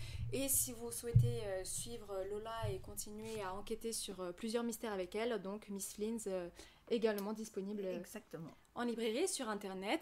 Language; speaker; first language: French; native; French